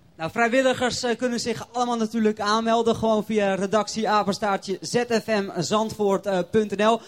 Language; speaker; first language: Dutch; native; Dutch